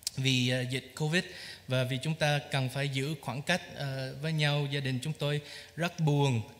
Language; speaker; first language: Vietnamese; early bilingual, heritage; Vietnamese